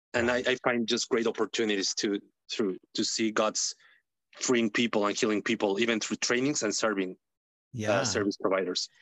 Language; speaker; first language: English; non-native, fluent; Spanish